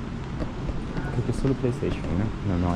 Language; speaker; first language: Spanish; non-native, fluent; German